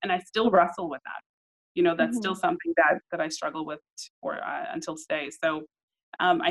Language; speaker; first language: English; native; English